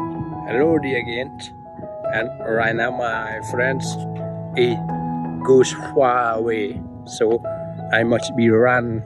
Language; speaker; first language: English; non-native, learner; Khmer